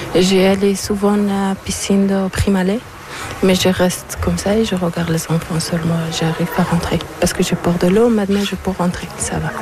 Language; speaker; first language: French; non-native, learner; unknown